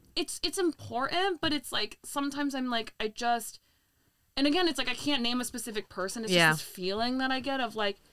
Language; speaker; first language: English; native; English